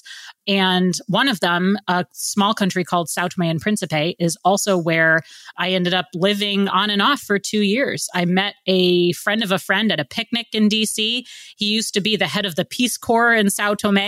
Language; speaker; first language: English; native; English